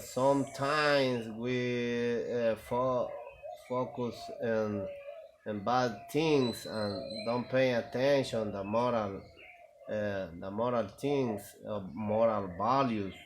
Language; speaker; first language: English; non-native, learner; Spanish